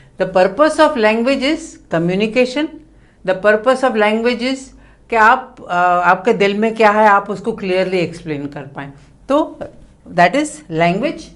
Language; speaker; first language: Hindi; non-native, local second language; Tamil